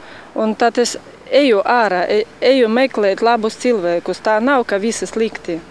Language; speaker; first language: Latvian; non-native, local second language; Russian